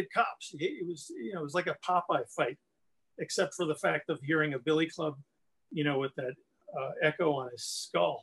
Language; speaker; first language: English; native; English